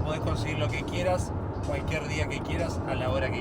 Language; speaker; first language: Spanish; native; Spanish